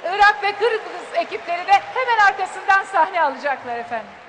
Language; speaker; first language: Turkish; native; Turkish